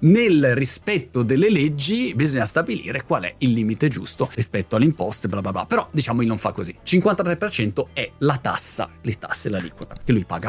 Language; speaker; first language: Italian; native; Italian